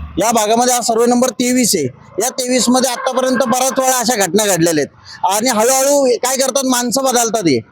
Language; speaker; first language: Marathi; native; Marathi